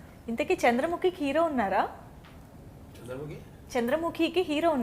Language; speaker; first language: Telugu; native; Telugu